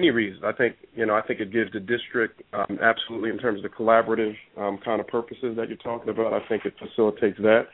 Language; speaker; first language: English; native; English